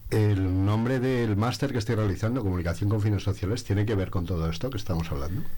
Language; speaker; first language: Spanish; native; Spanish